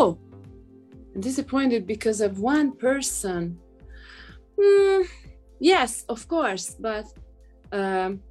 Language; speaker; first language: English; non-native, fluent; Hungarian